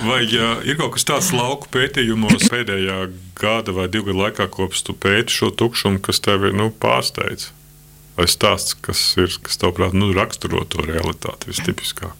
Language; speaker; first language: Latvian; native; Latvian